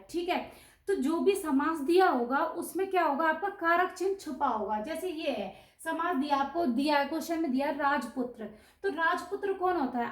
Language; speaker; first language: Hindi; native; Hindi